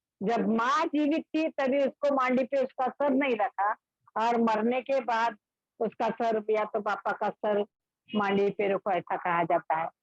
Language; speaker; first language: Hindi; non-native, local second language; Marathi